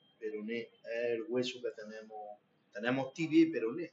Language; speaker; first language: Spanish; native; Spanish